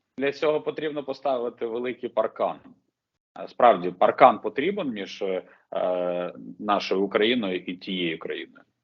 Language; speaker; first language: Ukrainian; native; Ukrainian